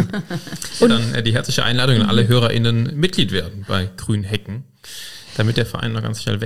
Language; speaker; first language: German; native; German